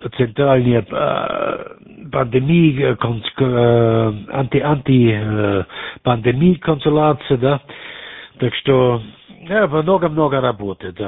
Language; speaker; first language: Russian; non-native, learner; German